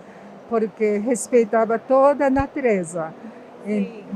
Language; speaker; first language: Portuguese; non-native, fluent; Japanese